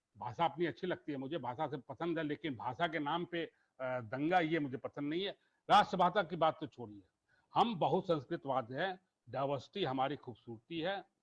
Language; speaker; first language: Hindi; native; Hindi